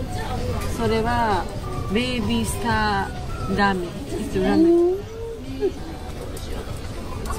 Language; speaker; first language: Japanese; non-native, learner; Georgian